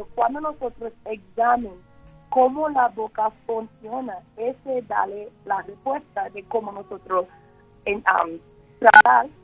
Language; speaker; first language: Spanish; non-native, learner; English